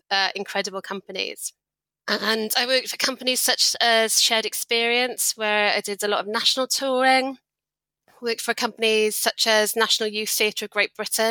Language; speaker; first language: English; native; English